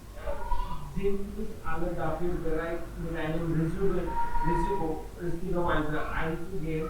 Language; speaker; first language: German; non-native, learner; Hindi